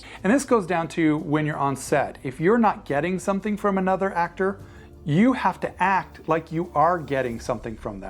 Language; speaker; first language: English; native; English